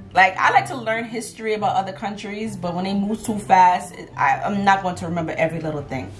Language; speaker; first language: English; native; English